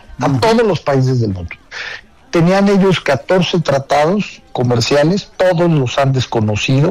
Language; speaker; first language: Spanish; native; Spanish